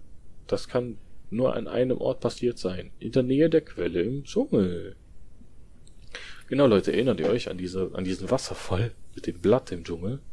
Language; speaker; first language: German; native; German